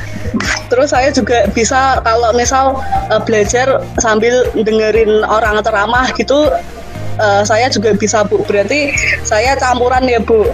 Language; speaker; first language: Indonesian; native; Indonesian